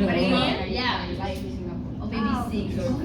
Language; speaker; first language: English; non-native, learner; Spanish